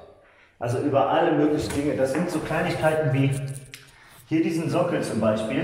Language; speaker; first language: German; native; German